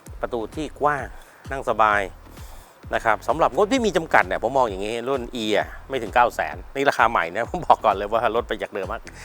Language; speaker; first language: Thai; native; Thai